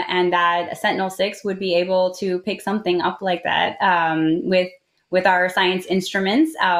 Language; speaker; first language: English; native; English